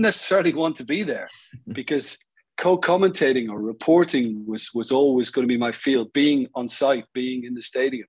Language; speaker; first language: English; native; English